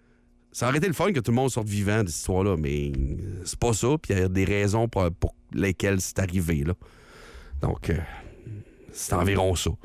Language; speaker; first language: French; native; French